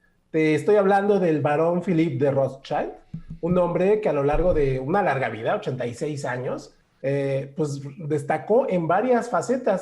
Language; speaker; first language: Spanish; native; Spanish